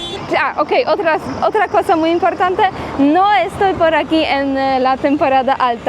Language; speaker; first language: Spanish; non-native, fluent; Polish